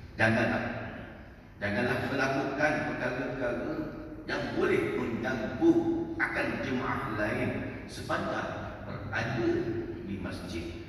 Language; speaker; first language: Malay; native; Malay